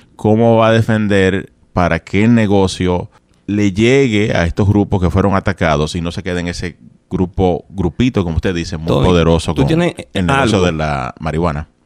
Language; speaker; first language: Spanish; native; Spanish